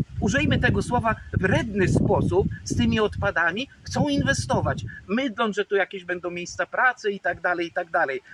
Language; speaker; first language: Polish; native; Polish